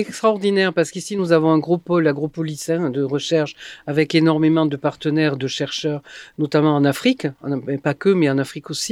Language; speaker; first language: French; native; French